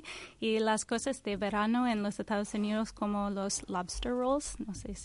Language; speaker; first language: Spanish; non-native, learner; English